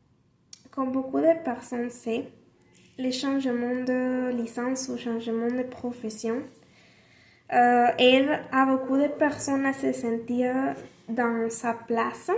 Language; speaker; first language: French; non-native, learner; Spanish